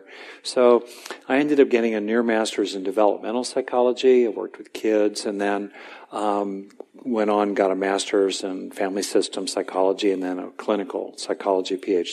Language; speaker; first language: English; native; English